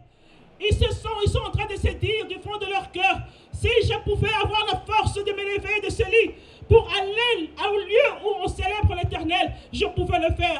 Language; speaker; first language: French; non-native, local second language; Lingala